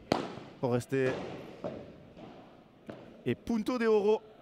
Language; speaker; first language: Spanish; non-native, learner; French